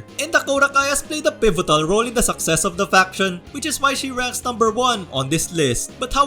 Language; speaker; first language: English; native; English